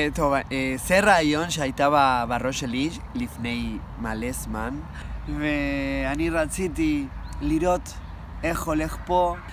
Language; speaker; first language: Hebrew; non-native, learner; Spanish